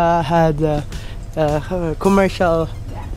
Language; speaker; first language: English; non-native, learner; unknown